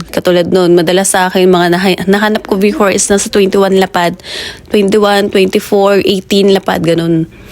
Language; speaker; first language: Filipino; native; Filipino